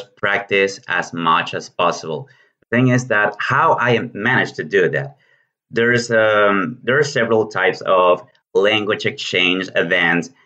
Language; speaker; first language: English; non-native, fluent; Spanish